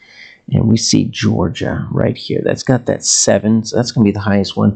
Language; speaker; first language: English; native; English